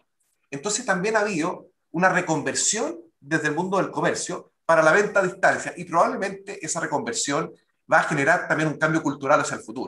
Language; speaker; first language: Spanish; native; Spanish